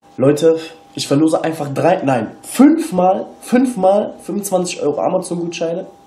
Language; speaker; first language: German; early bilingual, other home language; Turkish